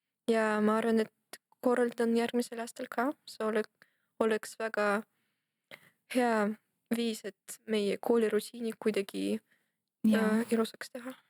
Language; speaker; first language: Estonian; non-native, local second language; Russian